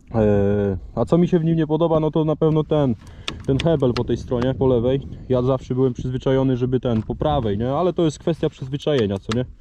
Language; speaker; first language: Polish; native; Polish